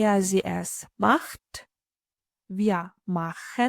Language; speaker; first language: German; non-native, fluent; Ukrainian